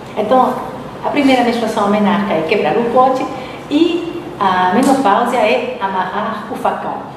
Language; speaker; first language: Portuguese; non-native, fluent; Spanish